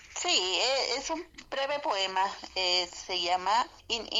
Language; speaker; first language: Spanish; non-native, local second language; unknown